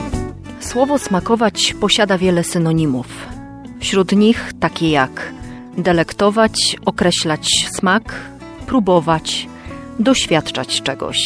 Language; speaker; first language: Polish; native; Polish